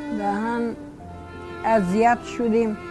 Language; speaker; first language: Persian; early bilingual, other home language; Polish